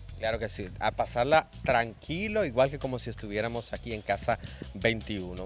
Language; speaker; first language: Spanish; native; Spanish